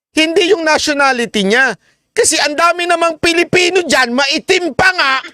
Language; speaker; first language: Filipino; native; Filipino